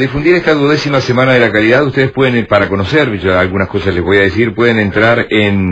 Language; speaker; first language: Spanish; native; Spanish